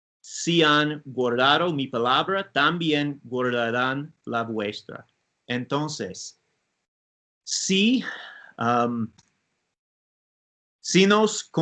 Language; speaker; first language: Spanish; non-native, learner; English